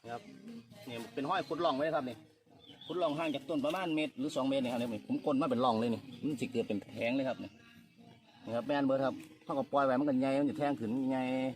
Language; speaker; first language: Thai; native; Thai